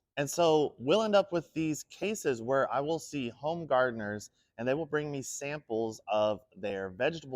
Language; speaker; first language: English; native; English